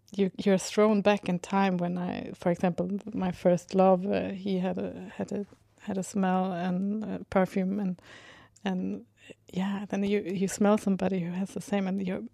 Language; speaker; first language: English; non-native, fluent; Swedish